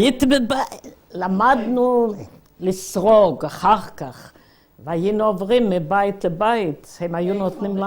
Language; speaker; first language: Hebrew; non-native, fluent; Yiddish